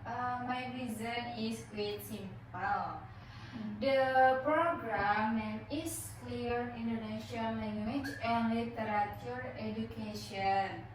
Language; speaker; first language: English; non-native, learner; Indonesian